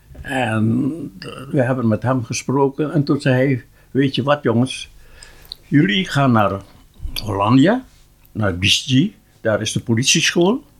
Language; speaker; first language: Dutch; non-native, local second language; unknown